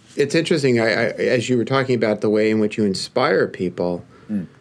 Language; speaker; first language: English; native; English